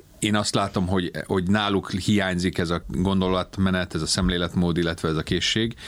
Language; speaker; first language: Hungarian; early bilingual, heritage; Hungarian